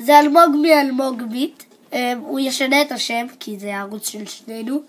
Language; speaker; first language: Hebrew; native; Hebrew